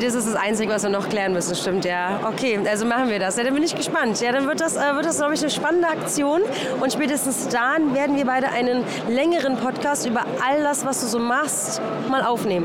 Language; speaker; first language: German; native; German